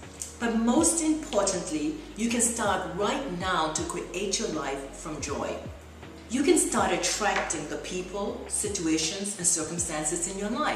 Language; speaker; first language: English; native; English